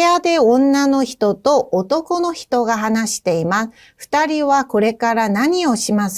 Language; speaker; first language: Japanese; non-native, fluent; Korean